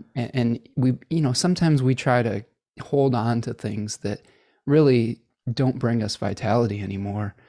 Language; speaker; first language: English; native; English